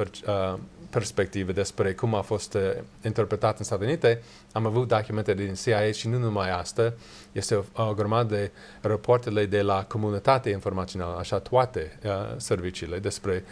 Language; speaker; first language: Romanian; non-native, learner; English